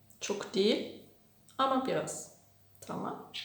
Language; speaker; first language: Turkish; non-native, fluent; German